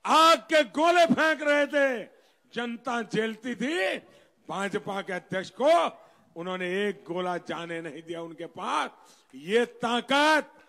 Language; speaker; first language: Hindi; non-native, local second language; Gujarati